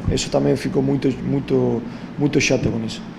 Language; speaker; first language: Portuguese; non-native, fluent; Spanish